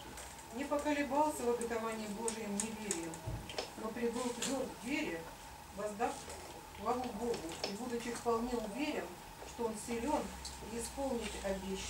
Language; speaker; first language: Russian; native; Russian